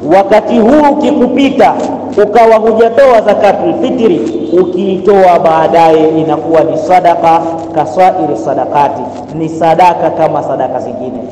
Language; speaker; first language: Swahili; native; Swahili